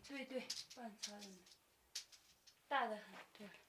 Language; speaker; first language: Chinese; non-native, local second language; Tibetan